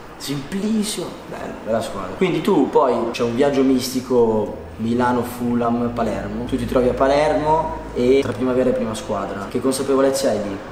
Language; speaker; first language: Italian; native; Italian